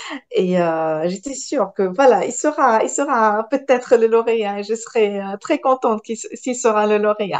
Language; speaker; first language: French; non-native, local second language; Arabic